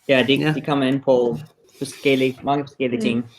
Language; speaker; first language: Danish; non-native, learner; English